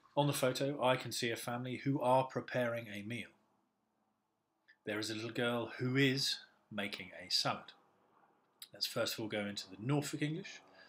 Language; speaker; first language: English; native; English